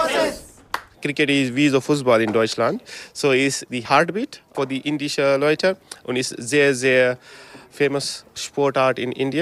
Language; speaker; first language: German; non-native, learner; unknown